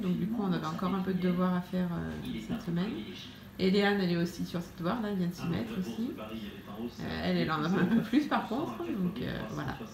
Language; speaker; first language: French; native; French